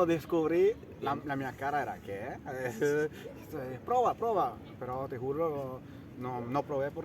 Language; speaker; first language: Spanish; early bilingual, heritage; Italian